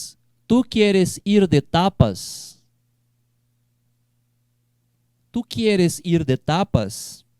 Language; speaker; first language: Spanish; non-native, fluent; Portuguese